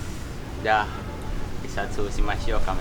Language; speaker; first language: Japanese; non-native, learner; Indonesian